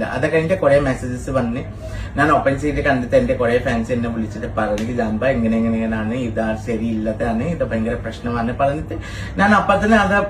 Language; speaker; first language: Malayalam; non-native, fluent; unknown